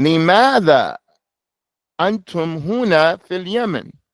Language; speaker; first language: Arabic; non-native, fluent; English